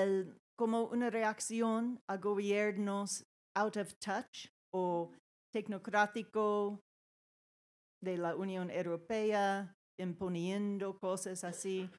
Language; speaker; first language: Spanish; non-native, fluent; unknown